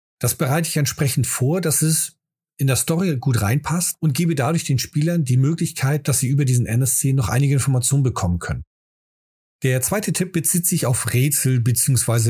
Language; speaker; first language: German; native; German